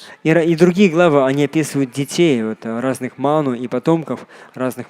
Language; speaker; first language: Russian; native; Russian